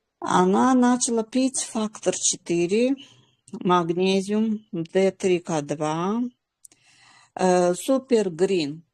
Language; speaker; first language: Russian; non-native, local second language; Azerbaijani